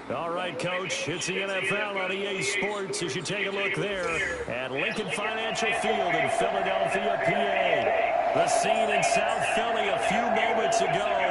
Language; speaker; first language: English; native; English